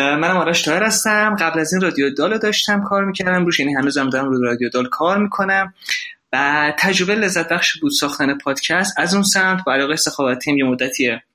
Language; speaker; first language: Persian; native; Persian